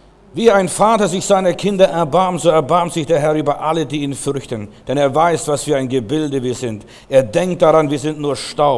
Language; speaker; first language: German; native; German